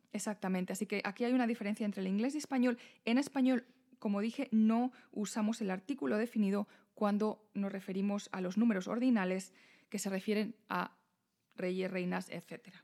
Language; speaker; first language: Spanish; native; Spanish